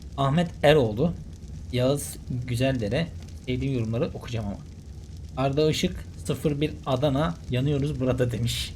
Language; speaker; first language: Turkish; native; Turkish